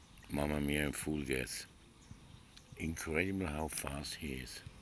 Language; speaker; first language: English; non-native, learner; Italian